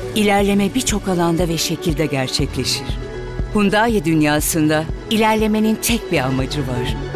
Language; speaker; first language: Turkish; native; Turkish